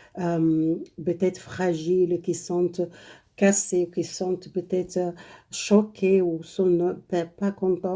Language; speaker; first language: French; non-native, learner; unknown